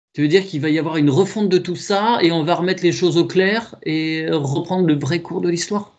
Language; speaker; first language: French; native; French